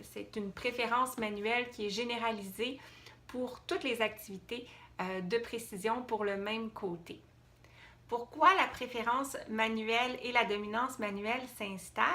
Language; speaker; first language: French; native; French